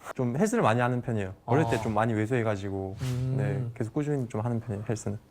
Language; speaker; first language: Korean; native; Korean